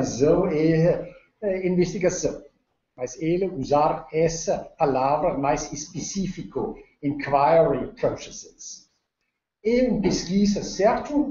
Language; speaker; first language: Portuguese; non-native, learner; Danish